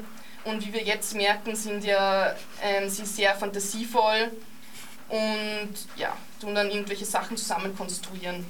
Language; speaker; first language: German; native; German